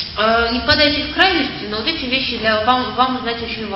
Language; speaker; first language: Russian; native; Russian